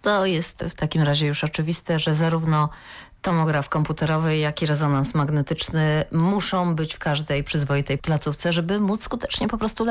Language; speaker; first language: Polish; native; Polish